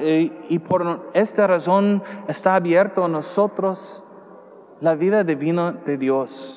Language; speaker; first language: Spanish; non-native, learner; English